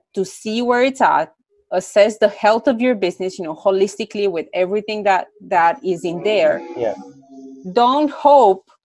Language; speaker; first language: English; non-native, fluent; Romanian